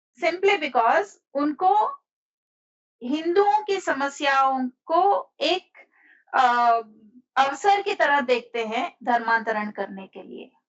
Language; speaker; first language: Hindi; non-native, local second language; Telugu